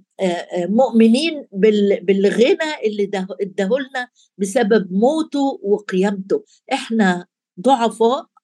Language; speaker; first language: Arabic; native; Arabic